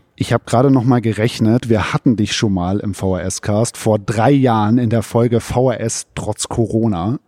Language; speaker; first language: German; native; German